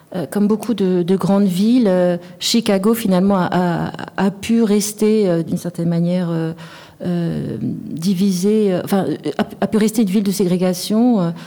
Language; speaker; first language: French; native; French